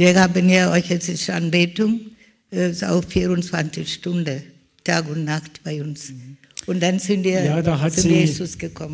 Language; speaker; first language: German; non-native, learner; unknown